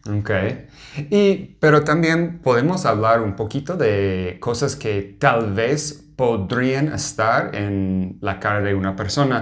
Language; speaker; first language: Spanish; non-native, fluent; English